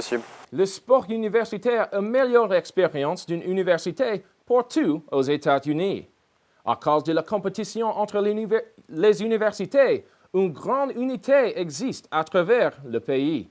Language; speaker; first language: French; non-native, learner; English